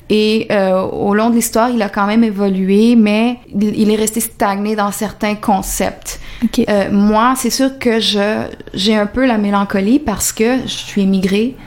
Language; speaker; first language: French; early bilingual, other home language; Portuguese